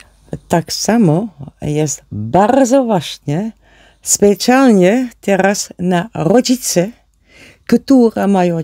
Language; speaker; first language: Polish; non-native, learner; Dutch